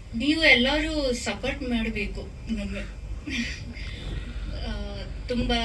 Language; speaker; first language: Kannada; non-native, learner; Malayalam